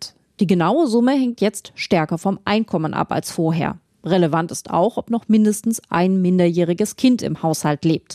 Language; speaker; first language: German; native; German